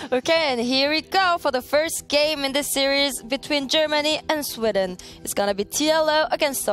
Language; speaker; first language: English; non-native, fluent; French